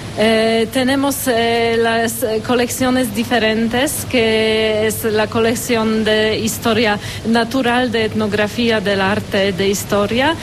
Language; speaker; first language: Spanish; non-native, fluent; Romanian